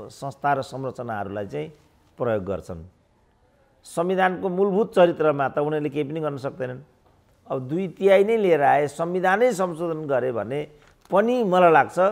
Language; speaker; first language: Nepali; native; Nepali